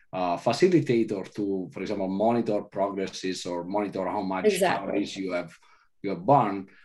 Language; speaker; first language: English; non-native, fluent; Italian